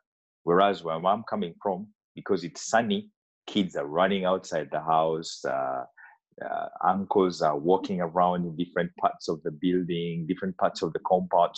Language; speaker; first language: English; non-native, local second language; Ganda